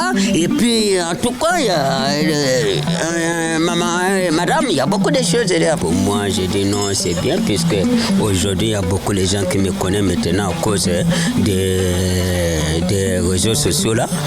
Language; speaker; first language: French; non-native, local second language; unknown